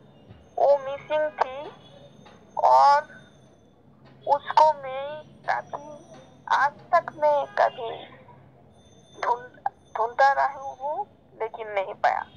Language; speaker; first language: Hindi; non-native, learner; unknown